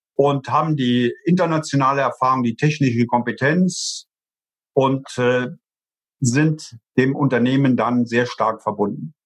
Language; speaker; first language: German; native; German